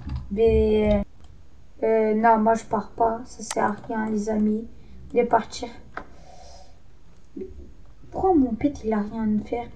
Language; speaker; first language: French; native; French